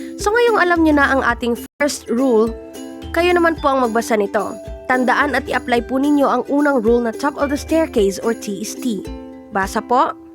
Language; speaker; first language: Filipino; native; Filipino